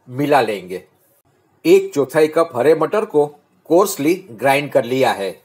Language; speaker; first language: Hindi; non-native, local second language; Gujarati